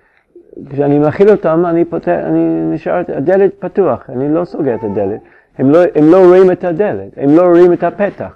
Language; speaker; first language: Hebrew; non-native, fluent; English